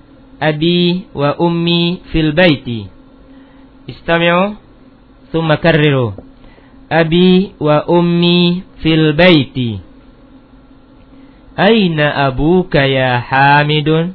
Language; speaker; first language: Arabic; non-native, fluent; Indonesian